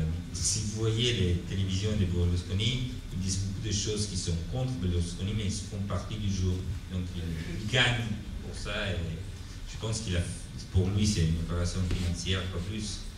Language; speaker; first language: French; non-native, fluent; Italian